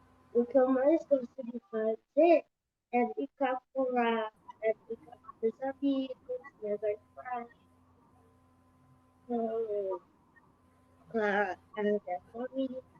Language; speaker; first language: Portuguese; early bilingual, other home language; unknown